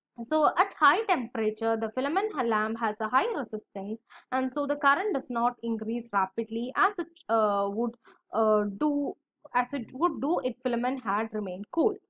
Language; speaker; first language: English; non-native, local second language; Malayalam